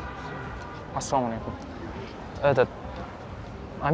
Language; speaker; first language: Russian; non-native, local second language; Kazakh